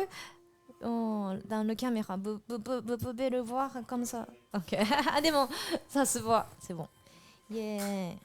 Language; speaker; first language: French; non-native, fluent; Japanese